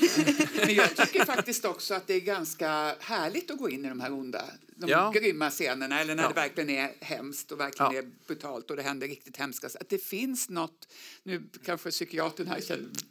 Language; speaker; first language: Swedish; native; Swedish